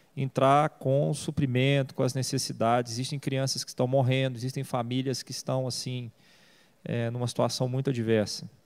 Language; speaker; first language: Portuguese; native; Portuguese